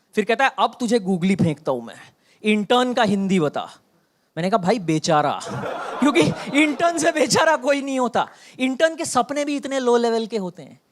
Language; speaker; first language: Hindi; non-native, local second language; Bangla